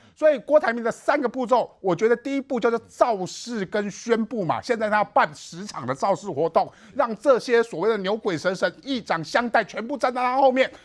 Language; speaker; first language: Chinese; native; Chinese